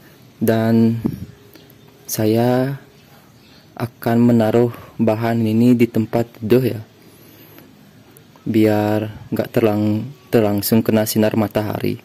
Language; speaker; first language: Indonesian; native; Indonesian